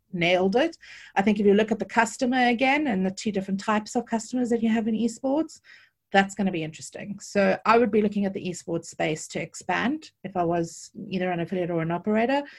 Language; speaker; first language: English; native; English